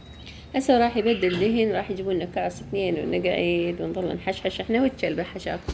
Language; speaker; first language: Arabic; native; Arabic